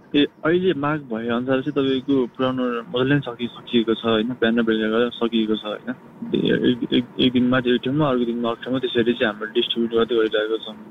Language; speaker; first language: Nepali; native; Nepali